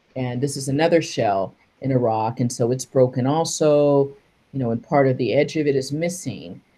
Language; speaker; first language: English; native; English